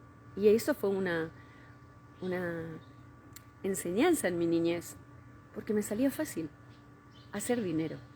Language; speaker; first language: Spanish; native; Spanish